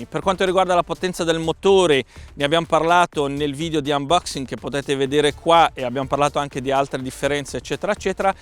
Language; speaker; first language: Italian; native; Italian